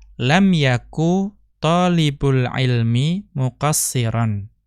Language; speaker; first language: Arabic; non-native, fluent; Indonesian